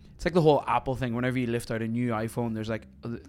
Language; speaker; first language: English; native; English